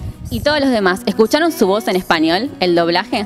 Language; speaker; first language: Spanish; native; Spanish